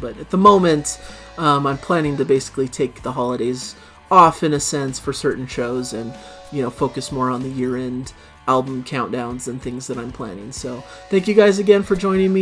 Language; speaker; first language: English; native; English